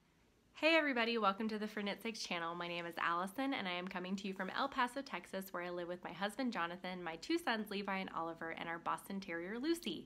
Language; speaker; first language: English; native; English